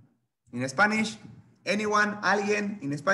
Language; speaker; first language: English; non-native, fluent; Spanish